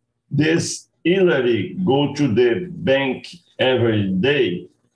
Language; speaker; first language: English; non-native, learner; Portuguese